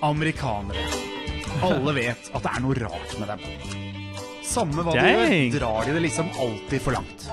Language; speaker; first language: Norwegian; native; Norwegian